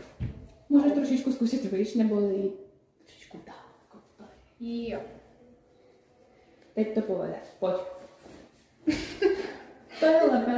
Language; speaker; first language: Czech; non-native, learner; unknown